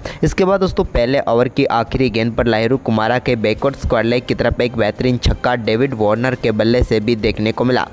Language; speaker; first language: Hindi; native; Hindi